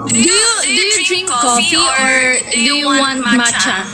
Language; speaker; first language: English; non-native, learner; Filipino